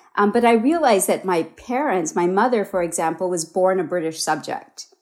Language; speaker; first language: English; native; English